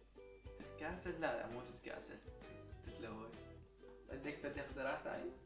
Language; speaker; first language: Arabic; native; Arabic